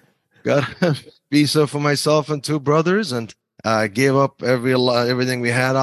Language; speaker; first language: English; non-native, fluent; Persian